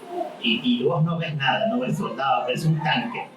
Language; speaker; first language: Spanish; non-native, fluent; Arabic